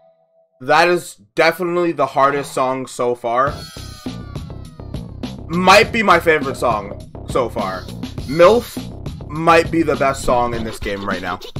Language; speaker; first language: English; native; English